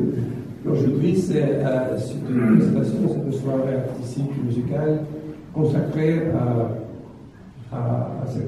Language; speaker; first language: French; non-native, fluent; Azerbaijani